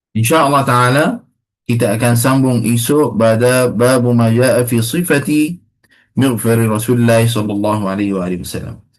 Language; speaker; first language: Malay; non-native, fluent; Arabic